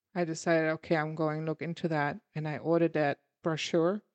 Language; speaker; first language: English; non-native, fluent; German